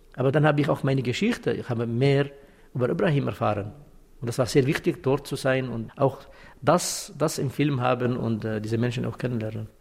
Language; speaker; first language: German; non-native, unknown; Kurdish